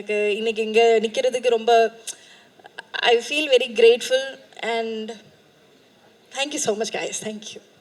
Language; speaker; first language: Tamil; native; Tamil